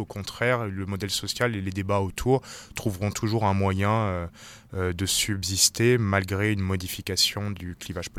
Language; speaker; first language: French; native; French